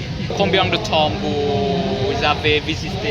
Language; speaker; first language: French; non-native, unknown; Vietnamese